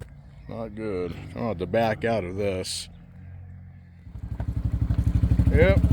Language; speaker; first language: English; native; English